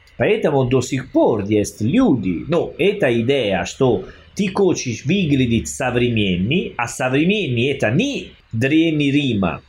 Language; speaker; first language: Russian; non-native, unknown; Italian